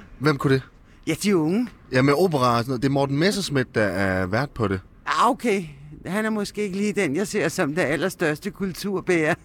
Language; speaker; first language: Danish; native; Danish